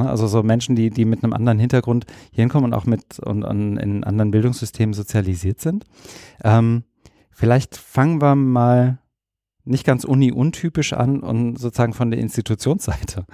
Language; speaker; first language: German; native; German